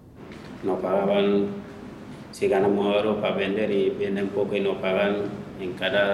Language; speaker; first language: Spanish; non-native, learner; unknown